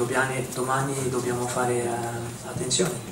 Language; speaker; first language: Italian; non-native, fluent; Dutch